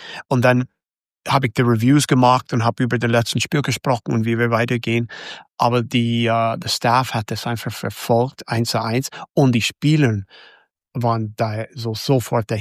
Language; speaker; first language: German; non-native, fluent; English